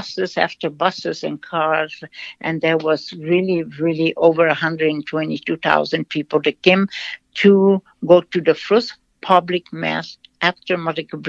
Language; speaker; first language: English; non-native, fluent; Portuguese